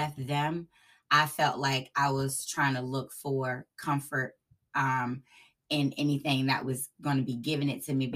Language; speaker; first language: English; native; English